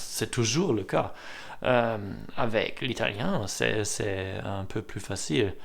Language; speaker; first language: French; non-native, learner; German